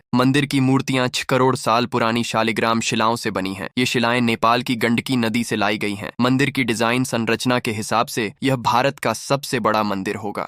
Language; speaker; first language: Hindi; native; Hindi